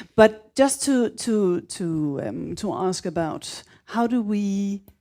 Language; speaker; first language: English; non-native, fluent; Danish